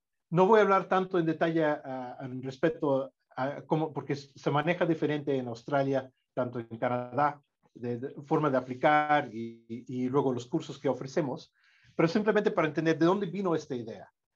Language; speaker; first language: Spanish; non-native, fluent; English